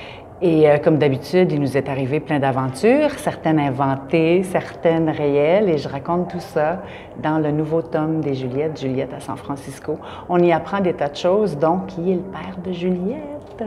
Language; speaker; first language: French; native; French